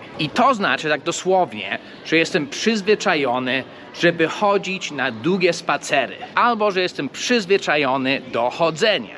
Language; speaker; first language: Polish; non-native, fluent; English